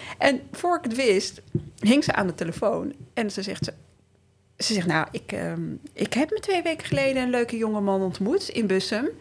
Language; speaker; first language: Dutch; early bilingual, other home language; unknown